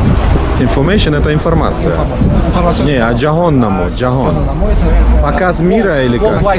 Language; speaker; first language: Russian; non-native, local second language; Tajik